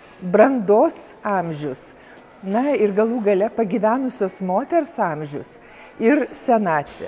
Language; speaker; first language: Lithuanian; native; Lithuanian